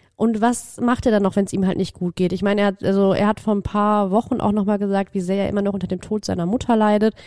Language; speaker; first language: German; native; German